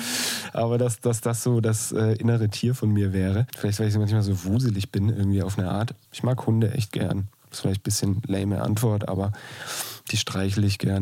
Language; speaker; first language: German; native; German